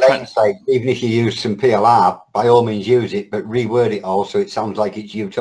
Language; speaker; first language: English; native; English